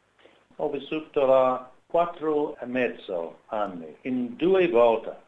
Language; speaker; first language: Italian; non-native, learner; English